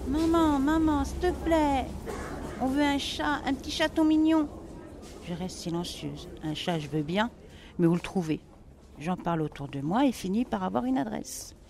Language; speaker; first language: French; native; French